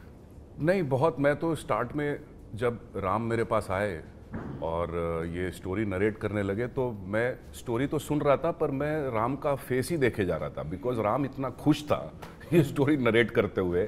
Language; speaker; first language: Hindi; non-native, local second language; Telugu